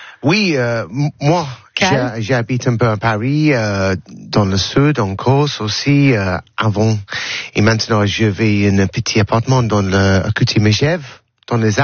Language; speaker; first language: French; non-native, learner; English